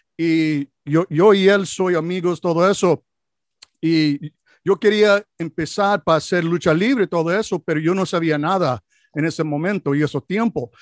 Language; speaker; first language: Spanish; non-native, learner; English